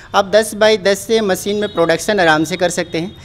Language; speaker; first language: Hindi; native; Hindi